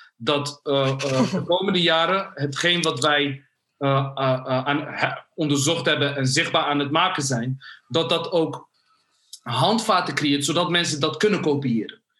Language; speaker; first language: Dutch; early bilingual, other home language; Somali